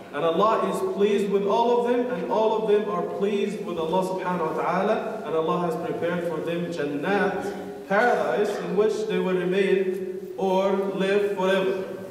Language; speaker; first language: English; non-native, fluent; Arabic